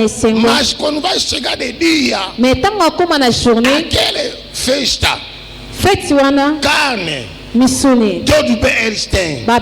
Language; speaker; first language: Portuguese; non-native, learner; Lingala